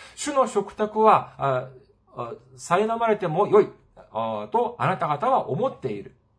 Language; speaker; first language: Japanese; non-native, fluent; Korean